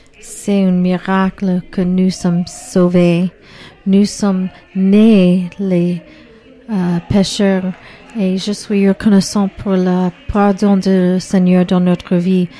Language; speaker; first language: French; non-native, learner; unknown